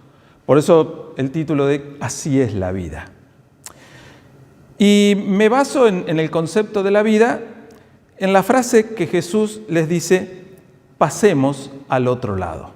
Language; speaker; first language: Spanish; native; Spanish